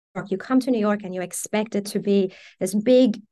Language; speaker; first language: English; early bilingual, other home language; Persian